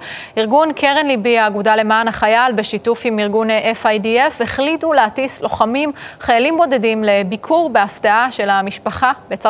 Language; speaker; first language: Hebrew; native; Hebrew